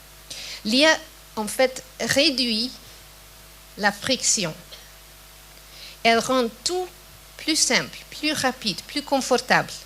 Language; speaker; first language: French; non-native, fluent; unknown